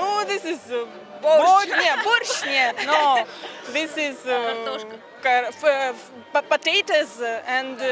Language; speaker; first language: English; non-native, learner; Russian